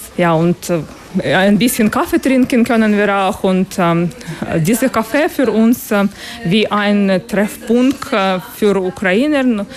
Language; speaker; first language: German; non-native, learner; Ukrainian